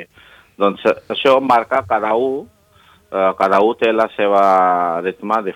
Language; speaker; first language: Catalan; non-native, learner; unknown